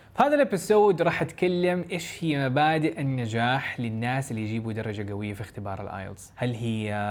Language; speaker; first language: Arabic; native; Arabic